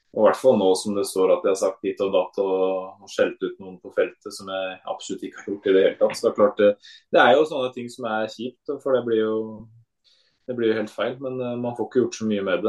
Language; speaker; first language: Norwegian; native; Norwegian